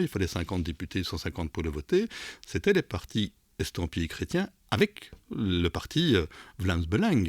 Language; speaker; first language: French; native; French